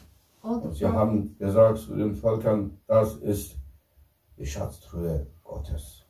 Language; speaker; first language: German; non-native, fluent; Turkish